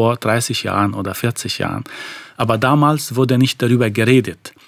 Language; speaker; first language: German; non-native, fluent; Arabic